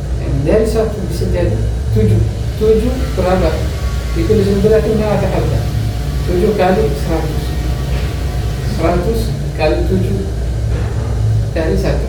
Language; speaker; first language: Indonesian; non-native, learner; Arabic